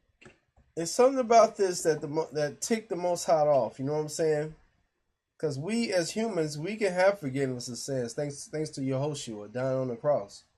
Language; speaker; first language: English; native; English